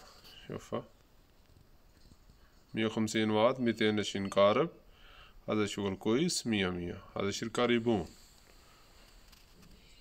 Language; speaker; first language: Arabic; non-native, learner; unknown